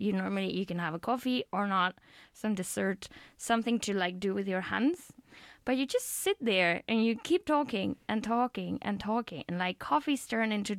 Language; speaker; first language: English; non-native, fluent; Spanish